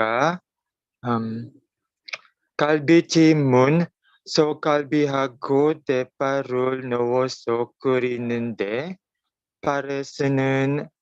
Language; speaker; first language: Korean; non-native, learner; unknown